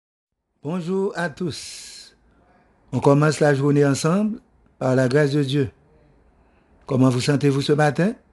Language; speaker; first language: French; non-native, local second language; Haitian Creole